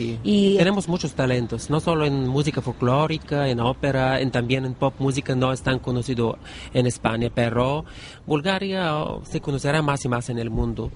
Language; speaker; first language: Spanish; non-native, learner; Bulgarian